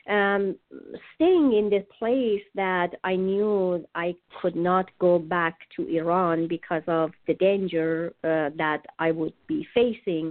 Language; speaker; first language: English; non-native, fluent; Persian